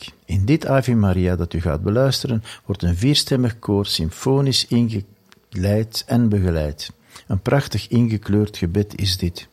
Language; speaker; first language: Dutch; native; Dutch